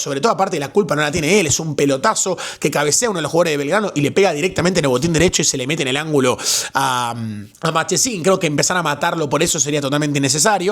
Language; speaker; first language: Spanish; native; Spanish